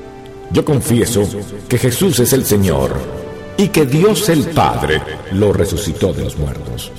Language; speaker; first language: Spanish; native; Spanish